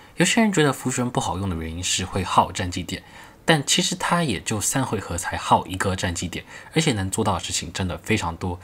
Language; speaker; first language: Chinese; native; Chinese